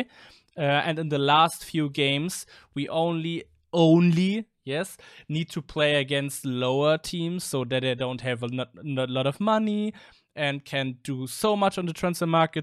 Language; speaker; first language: English; non-native, fluent; German